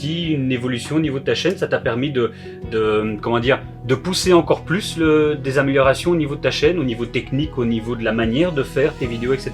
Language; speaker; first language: French; native; French